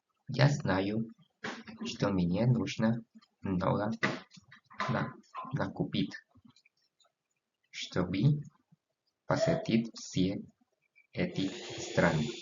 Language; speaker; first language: Russian; non-native, learner; Spanish